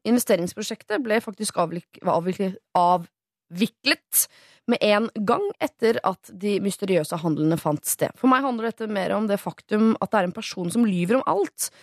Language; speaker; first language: Norwegian; native; Norwegian